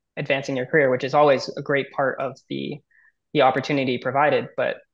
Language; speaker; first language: English; native; English